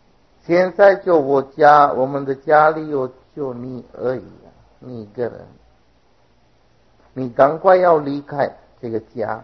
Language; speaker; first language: Chinese; non-native, fluent; Sinhala